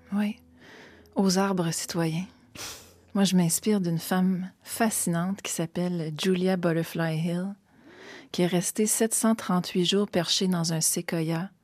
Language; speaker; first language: French; native; French